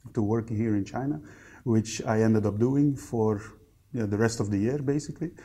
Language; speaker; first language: English; non-native, fluent; Dutch